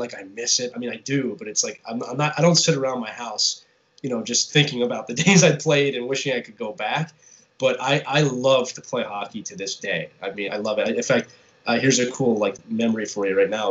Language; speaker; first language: English; native; English